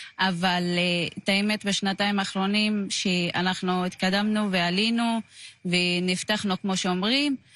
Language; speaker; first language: Hebrew; non-native, local second language; Arabic